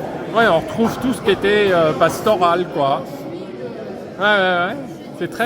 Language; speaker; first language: French; native; French